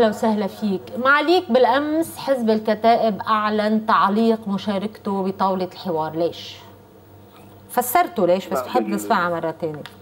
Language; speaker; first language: Arabic; native; Arabic